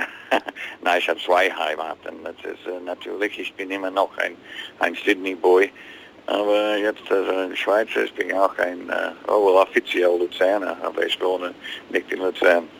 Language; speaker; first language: German; non-native, learner; English